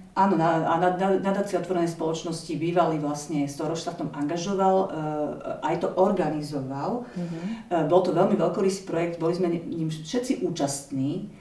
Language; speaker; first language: Slovak; native; Slovak